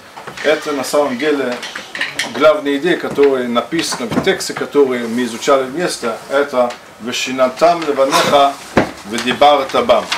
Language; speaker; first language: Russian; non-native, fluent; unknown